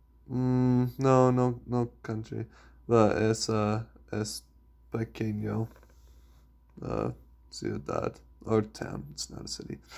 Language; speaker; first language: English; native; English